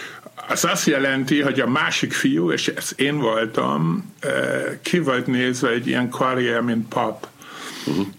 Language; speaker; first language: Hungarian; non-native, fluent; German